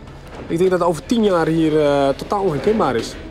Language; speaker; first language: Dutch; native; Dutch